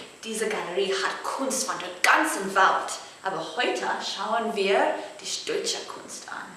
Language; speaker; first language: German; non-native, learner; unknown